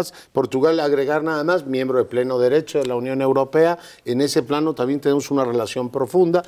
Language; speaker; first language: Spanish; native; Spanish